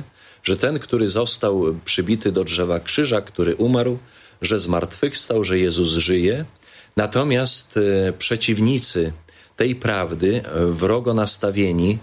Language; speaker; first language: Polish; native; Polish